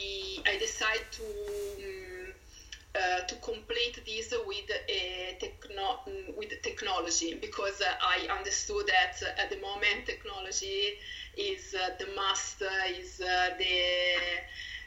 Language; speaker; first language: English; non-native, fluent; Italian